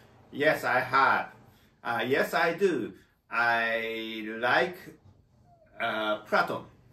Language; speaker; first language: English; non-native, learner; Japanese